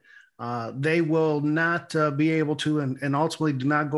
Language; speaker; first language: English; native; English